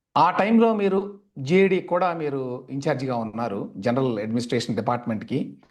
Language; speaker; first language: Telugu; native; Telugu